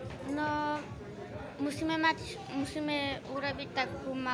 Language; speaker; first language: Slovak; early bilingual, heritage; Slovak